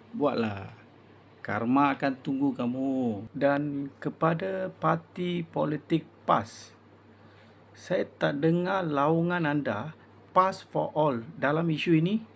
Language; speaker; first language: Malay; non-native, local second language; Tamil